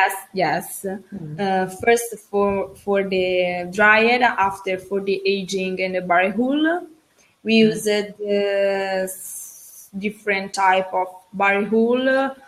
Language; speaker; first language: English; non-native, learner; Italian